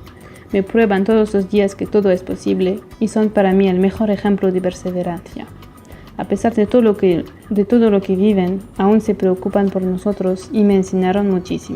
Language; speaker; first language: Spanish; non-native, fluent; Portuguese